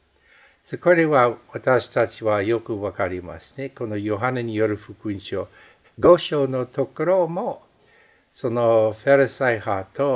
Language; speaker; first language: Japanese; non-native, fluent; English